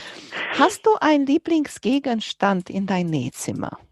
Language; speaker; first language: German; non-native, fluent; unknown